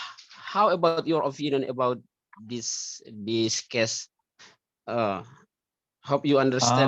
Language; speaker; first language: English; non-native, learner; Indonesian